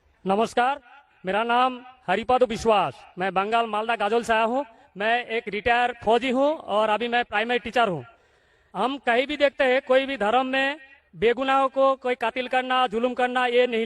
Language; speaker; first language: Hindi; non-native, local second language; Bangla